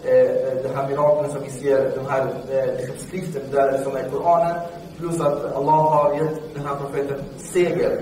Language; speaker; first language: Swedish; non-native, fluent; Arabic